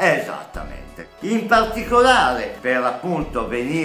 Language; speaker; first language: Italian; native; Italian